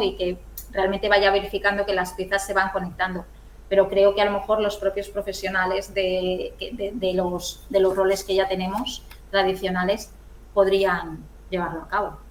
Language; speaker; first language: Spanish; native; Spanish